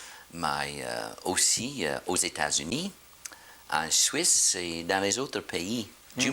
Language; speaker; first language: French; non-native, learner; English